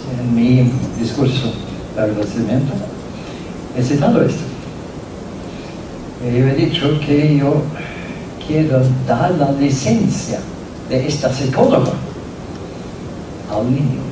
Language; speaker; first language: Spanish; non-native, fluent; Norwegian